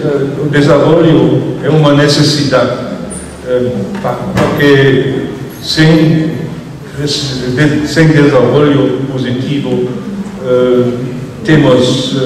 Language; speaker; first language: Portuguese; non-native, fluent; German